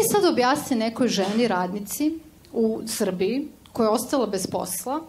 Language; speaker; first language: Serbian; native; Serbian